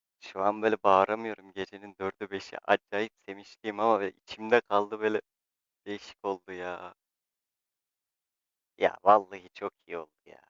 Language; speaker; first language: Turkish; native; Turkish